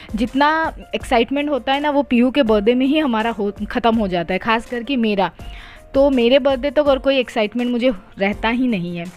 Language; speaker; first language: Hindi; non-native, local second language; Odia